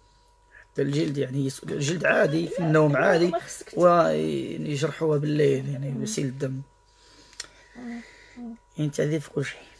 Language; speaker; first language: Arabic; native; Arabic